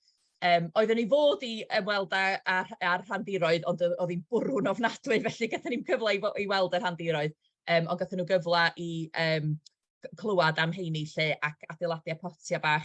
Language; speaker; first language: Welsh; native; Welsh